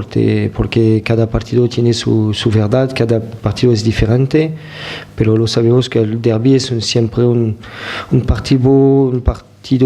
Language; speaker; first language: Spanish; non-native, fluent; French